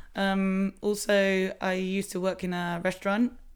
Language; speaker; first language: English; early bilingual, other home language; Spanish